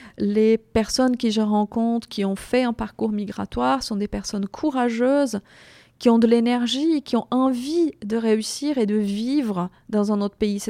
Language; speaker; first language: French; non-native, fluent; Portuguese